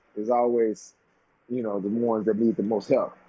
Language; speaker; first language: English; native; English